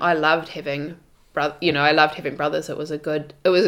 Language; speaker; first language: English; native; English